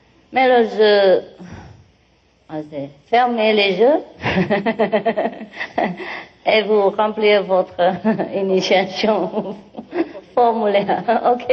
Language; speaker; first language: French; non-native, learner; Vietnamese